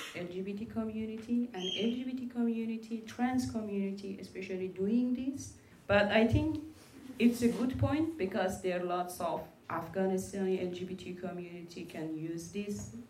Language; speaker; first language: English; non-native, learner; Persian